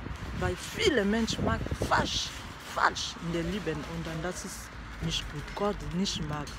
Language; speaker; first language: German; non-native, learner; French